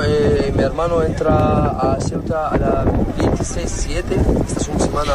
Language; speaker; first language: Spanish; non-native, learner; Arabic